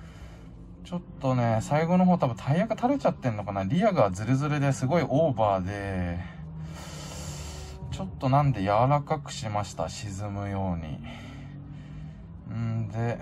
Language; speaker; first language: Japanese; native; Japanese